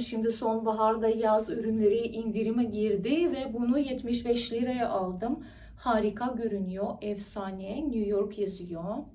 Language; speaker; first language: Turkish; non-native, fluent; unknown